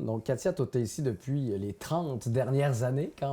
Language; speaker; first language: French; native; French